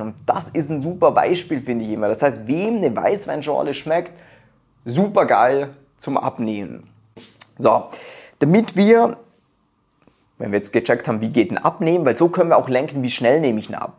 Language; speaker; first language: German; native; German